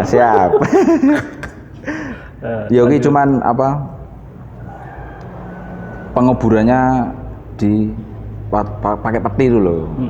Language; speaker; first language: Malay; non-native, local second language; Javanese